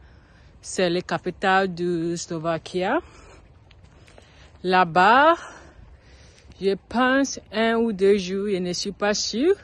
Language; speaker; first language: French; non-native, learner; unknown